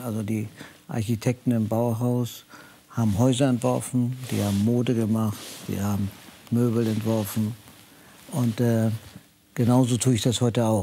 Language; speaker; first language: German; early bilingual, other home language; Persian